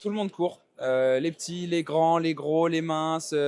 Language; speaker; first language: French; native; French